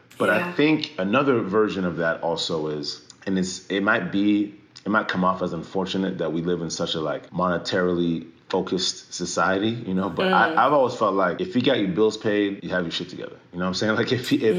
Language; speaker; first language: English; early bilingual, other home language; French